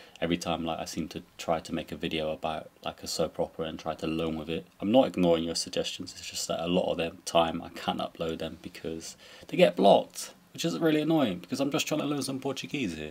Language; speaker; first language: English; native; English